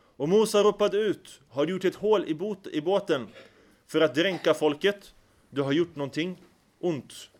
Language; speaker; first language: Swedish; early bilingual, other home language; Arabic